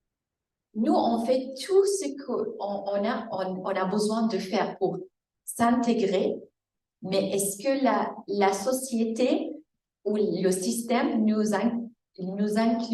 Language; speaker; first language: French; non-native, fluent; Arabic